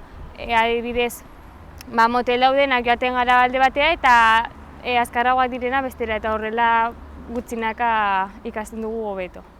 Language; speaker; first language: Basque; non-native, local second language; Spanish